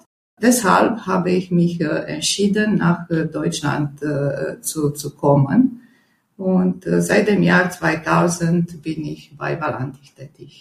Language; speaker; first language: German; non-native, fluent; Romanian